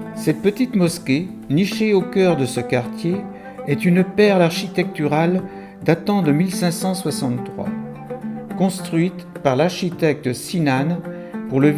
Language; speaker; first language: French; native; French